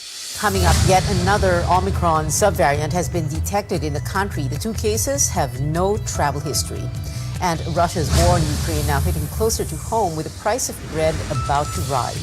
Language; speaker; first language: English; non-native, local second language; Filipino